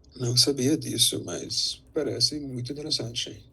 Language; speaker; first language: Portuguese; non-native, learner; English